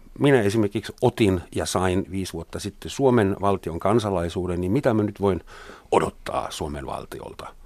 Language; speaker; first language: Finnish; non-native, fluent; German